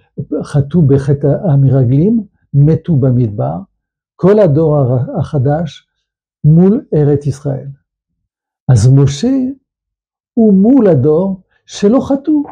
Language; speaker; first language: Hebrew; non-native, fluent; French